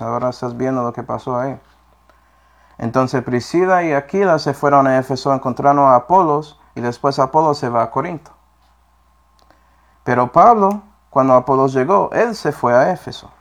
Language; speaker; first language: Spanish; non-native, fluent; English